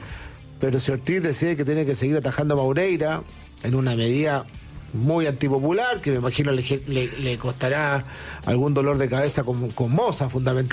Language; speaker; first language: Spanish; native; Spanish